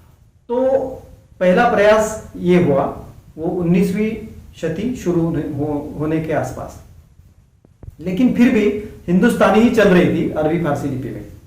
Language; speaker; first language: Hindi; non-native, local second language; Konkani